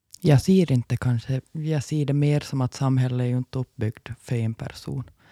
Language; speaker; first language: Swedish; native; Swedish